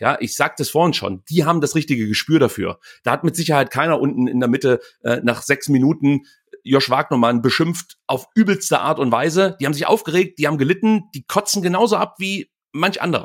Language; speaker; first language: German; native; German